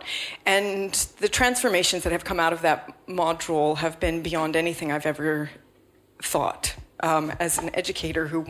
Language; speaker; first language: English; native; English